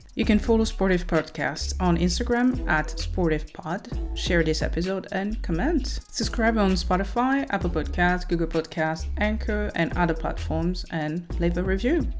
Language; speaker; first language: English; non-native, fluent; Rundi